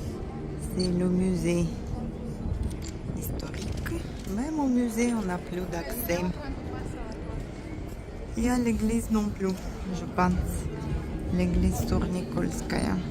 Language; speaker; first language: French; non-native, fluent; Russian